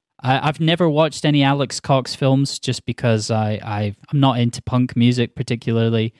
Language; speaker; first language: English; native; English